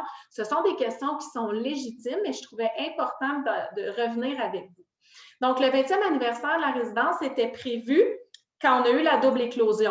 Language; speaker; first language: French; native; French